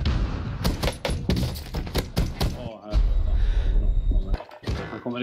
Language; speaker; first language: Swedish; native; Swedish